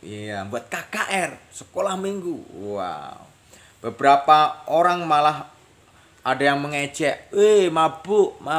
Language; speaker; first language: Indonesian; native; Indonesian